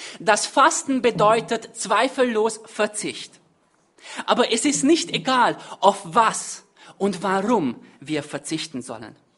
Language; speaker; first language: German; non-native, fluent; Hungarian